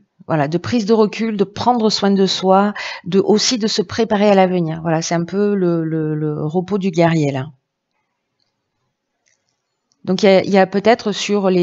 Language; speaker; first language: French; native; French